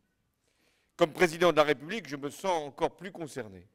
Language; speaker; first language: French; native; French